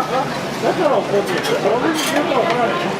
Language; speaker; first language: Japanese; native; Japanese